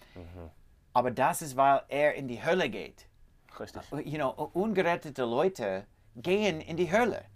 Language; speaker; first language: German; non-native, learner; English